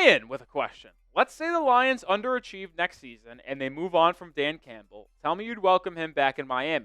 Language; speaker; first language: English; native; English